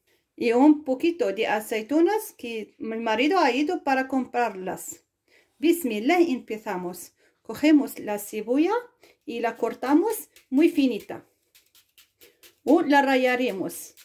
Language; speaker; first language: Spanish; non-native, fluent; Arabic